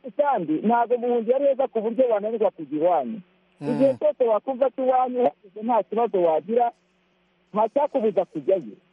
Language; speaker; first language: Kinyarwanda; early bilingual, heritage; Kinyarwanda